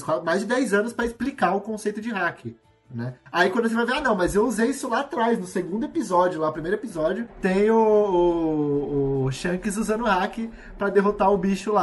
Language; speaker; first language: Portuguese; native; Portuguese